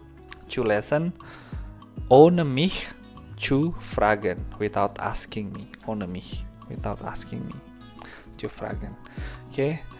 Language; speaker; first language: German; non-native, fluent; Indonesian